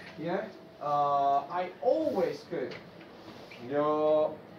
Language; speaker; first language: English; non-native, fluent; Spanish